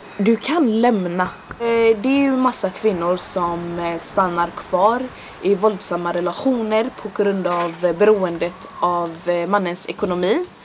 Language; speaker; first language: Swedish; early bilingual, other home language; Arabic